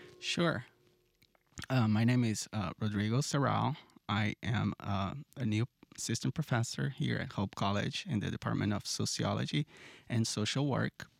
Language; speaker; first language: English; non-native, fluent; Portuguese